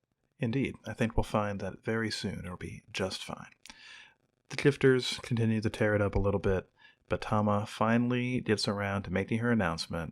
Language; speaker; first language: English; native; English